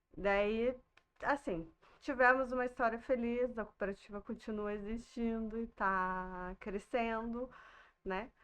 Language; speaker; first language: Portuguese; early bilingual, heritage; Portuguese